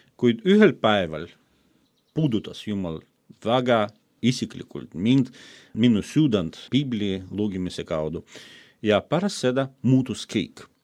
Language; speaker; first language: Estonian; non-native, fluent; Russian